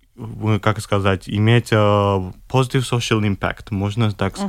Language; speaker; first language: Russian; non-native, fluent; Georgian